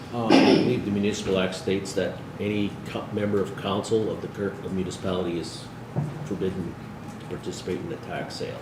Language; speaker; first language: English; native; English